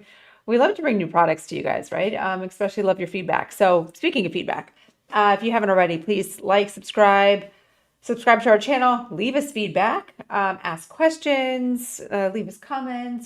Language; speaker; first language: English; native; English